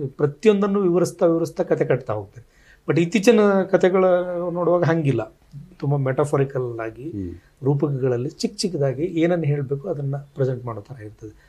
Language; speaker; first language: Kannada; native; Kannada